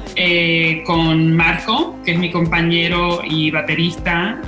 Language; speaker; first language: Spanish; early bilingual, heritage; Spanish